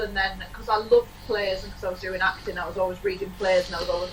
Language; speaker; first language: English; native; English